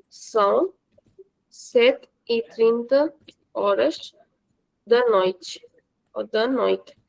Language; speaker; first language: Portuguese; non-native, fluent; Hindi